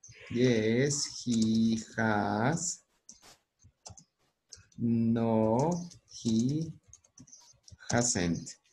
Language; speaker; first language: English; non-native, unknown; Spanish